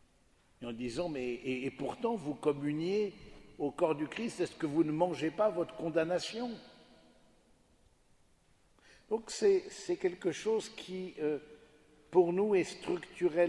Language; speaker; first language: French; native; French